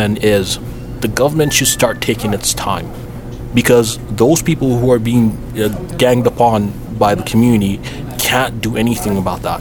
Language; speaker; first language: English; non-native, local second language; Igbo